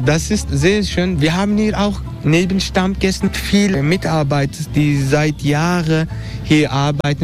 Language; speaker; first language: German; non-native, learner; Turkish